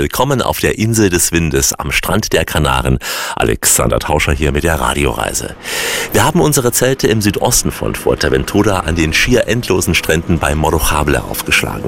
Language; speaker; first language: German; native; German